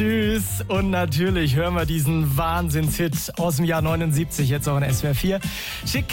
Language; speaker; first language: German; native; German